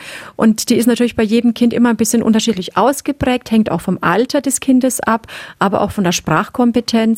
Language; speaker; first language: German; native; German